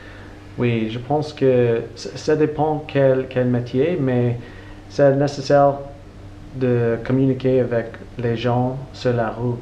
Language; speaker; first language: French; non-native, learner; English